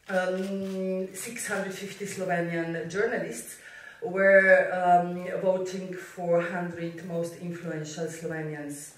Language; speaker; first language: English; non-native, fluent; Slovenian